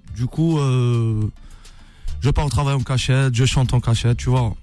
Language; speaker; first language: French; non-native, local second language; Arabic